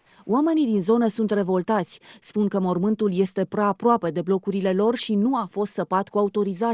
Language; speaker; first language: Romanian; native; Romanian